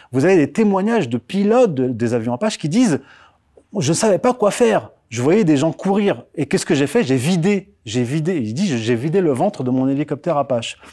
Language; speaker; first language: French; early bilingual, other home language; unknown